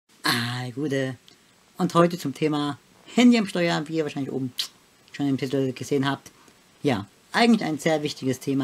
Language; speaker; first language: German; native; German